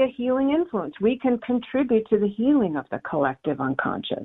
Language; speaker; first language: English; native; English